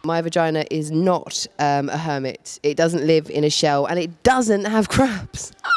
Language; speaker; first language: English; native; English